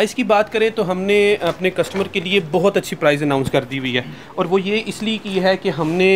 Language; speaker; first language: Urdu; native; Urdu